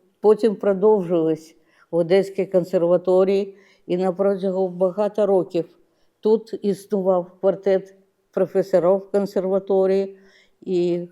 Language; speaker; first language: Ukrainian; non-native, local second language; Russian